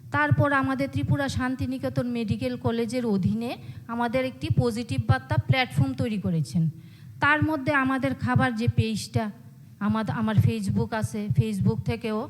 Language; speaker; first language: Bangla; native; Bangla